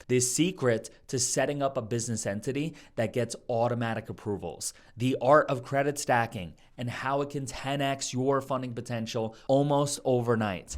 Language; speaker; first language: English; native; English